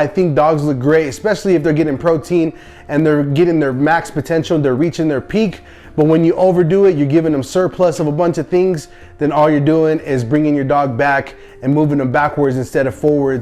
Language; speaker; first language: English; native; English